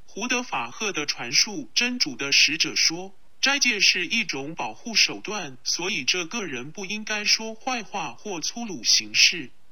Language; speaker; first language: Chinese; non-native, local second language; Cantonese